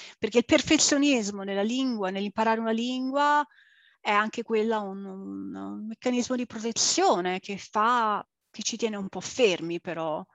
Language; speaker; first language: Italian; early bilingual, other home language; English